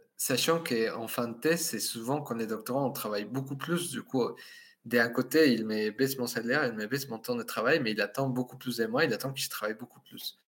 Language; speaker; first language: French; non-native, fluent; Spanish